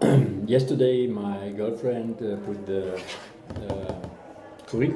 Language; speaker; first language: English; non-native, learner; German